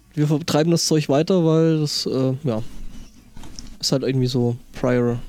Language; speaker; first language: German; native; German